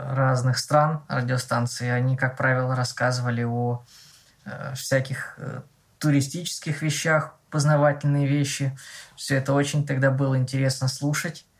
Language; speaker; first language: Russian; native; Russian